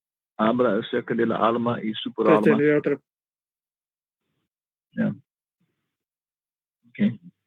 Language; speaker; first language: Spanish; non-native, learner; English